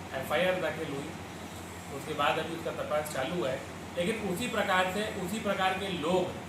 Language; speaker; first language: Hindi; non-native, local second language; Marathi